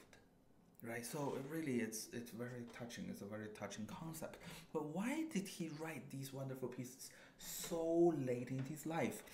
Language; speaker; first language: English; non-native, fluent; Chinese